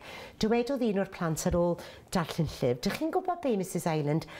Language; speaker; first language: Welsh; native; Welsh